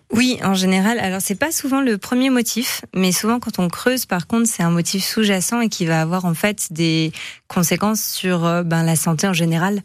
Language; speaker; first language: French; native; French